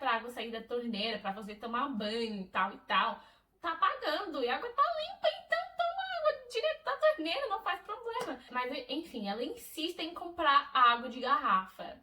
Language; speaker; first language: Portuguese; non-native, fluent; English